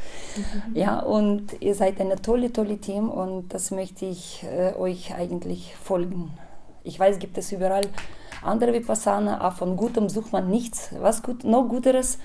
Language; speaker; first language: German; non-native, fluent; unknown